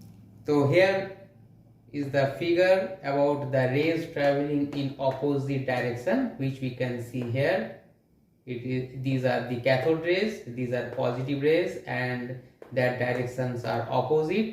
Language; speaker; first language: English; non-native, local second language; Hindi